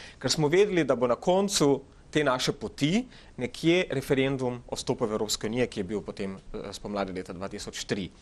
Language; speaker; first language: Slovenian; early bilingual, other home language; Macedonian